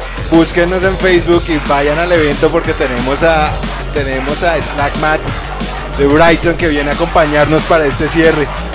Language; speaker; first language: Spanish; native; Spanish